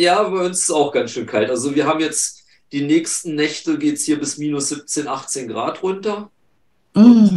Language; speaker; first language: German; native; German